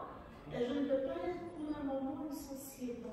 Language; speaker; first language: French; non-native, learner; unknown